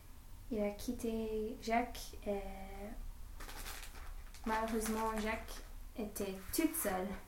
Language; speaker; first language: French; non-native, learner; English